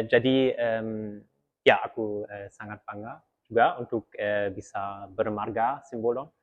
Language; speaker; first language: Indonesian; early bilingual, heritage; German